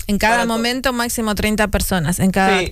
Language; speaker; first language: Spanish; native; Spanish